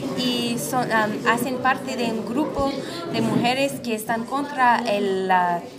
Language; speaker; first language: Spanish; non-native, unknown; English